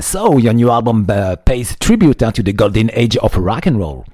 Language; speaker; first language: English; non-native, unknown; French